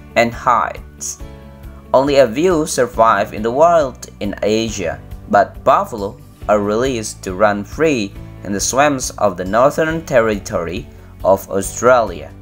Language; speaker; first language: English; non-native, fluent; Indonesian